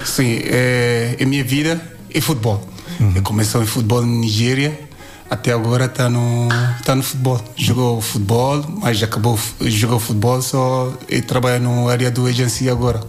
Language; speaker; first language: Portuguese; non-native, learner; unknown